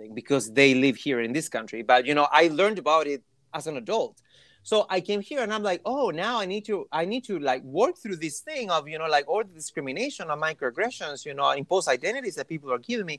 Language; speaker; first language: English; non-native, fluent; Spanish